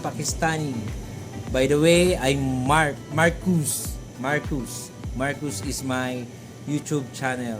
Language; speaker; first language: English; non-native, learner; Filipino